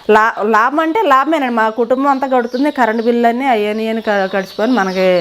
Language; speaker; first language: Telugu; native; Telugu